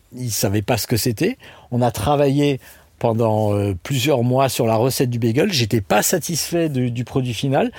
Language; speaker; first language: French; native; French